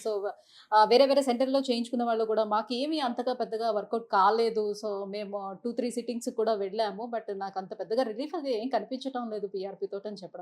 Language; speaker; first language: Telugu; native; Telugu